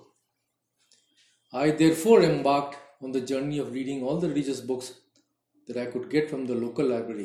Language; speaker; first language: English; non-native, local second language; Hindi